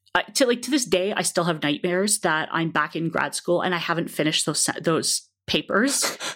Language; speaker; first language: English; native; English